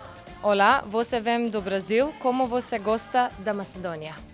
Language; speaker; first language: Portuguese; non-native, learner; Macedonian